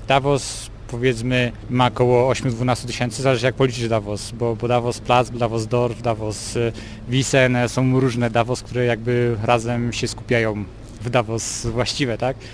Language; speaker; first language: Polish; native; Polish